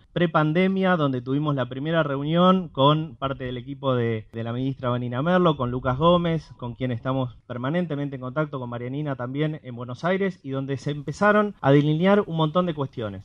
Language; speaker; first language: Spanish; native; Spanish